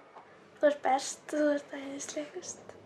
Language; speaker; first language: Icelandic; non-native, local second language; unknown